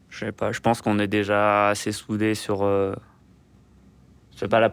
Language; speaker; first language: French; native; French